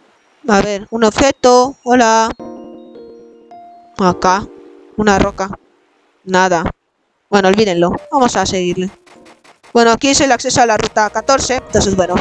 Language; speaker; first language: Spanish; native; Spanish